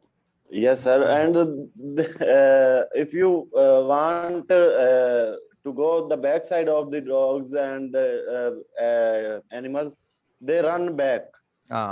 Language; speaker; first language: English; non-native, learner; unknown